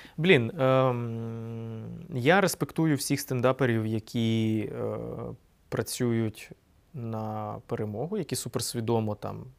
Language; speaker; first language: Ukrainian; non-native, local second language; Russian